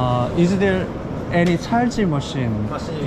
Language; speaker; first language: English; non-native, learner; Korean